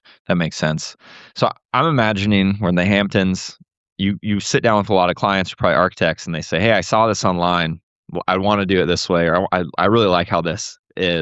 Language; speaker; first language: English; native; English